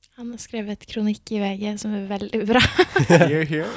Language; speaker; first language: Norwegian; native; Norwegian